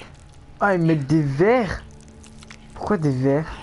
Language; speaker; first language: French; native; French